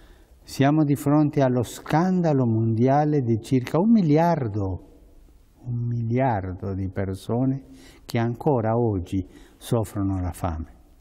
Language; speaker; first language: Italian; non-native, fluent; Spanish